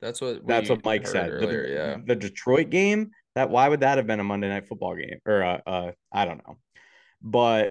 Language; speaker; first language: English; native; English